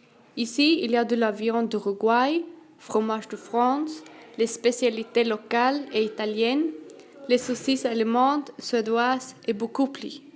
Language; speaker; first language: French; non-native, learner; Swedish